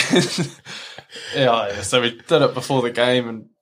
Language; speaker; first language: English; native; English